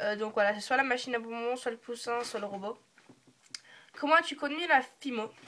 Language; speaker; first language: French; early bilingual, other home language; English